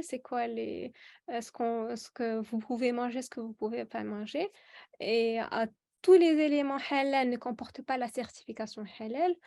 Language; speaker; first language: French; non-native, local second language; Arabic